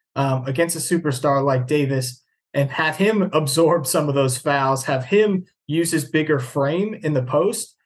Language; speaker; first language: English; native; English